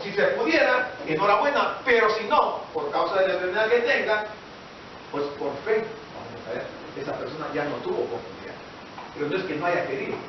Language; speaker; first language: Spanish; native; Spanish